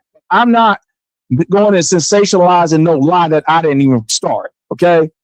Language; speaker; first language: English; native; English